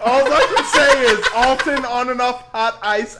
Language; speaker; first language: English; native; English